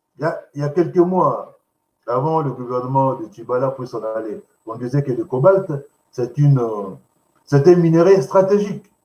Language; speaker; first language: French; non-native, local second language; Lingala